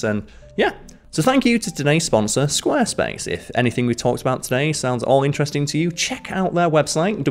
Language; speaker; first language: English; native; English